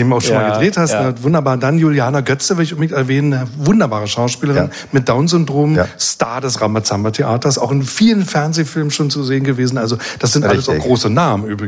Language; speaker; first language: German; native; German